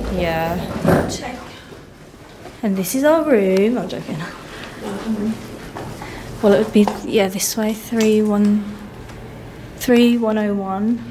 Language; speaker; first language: English; native; English